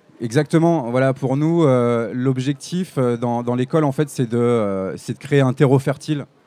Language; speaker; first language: French; native; French